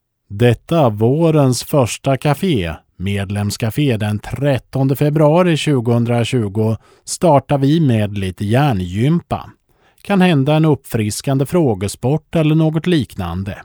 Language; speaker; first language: Swedish; native; Swedish